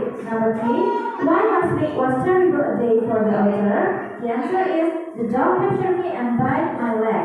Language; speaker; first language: English; non-native, learner; Indonesian